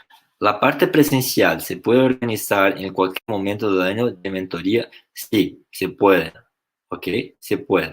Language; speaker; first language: Spanish; non-native, fluent; Portuguese